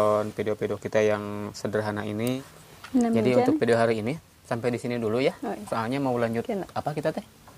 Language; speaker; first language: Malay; non-native, local second language; Sundanese